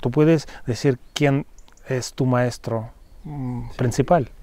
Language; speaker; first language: Spanish; non-native, fluent; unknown